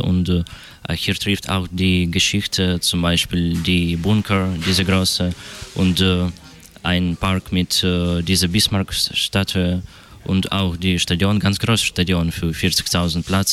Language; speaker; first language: German; non-native, learner; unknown